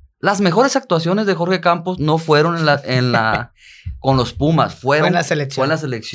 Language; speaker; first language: Spanish; native; Spanish